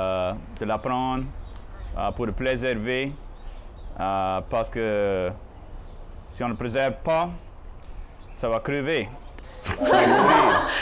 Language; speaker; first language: French; non-native, local second language; English